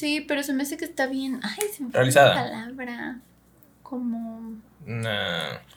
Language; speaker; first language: Spanish; native; Spanish